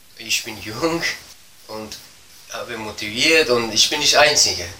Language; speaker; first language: German; non-native, learner; Persian